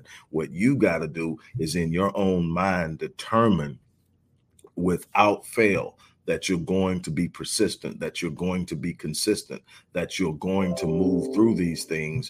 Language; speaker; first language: English; native; English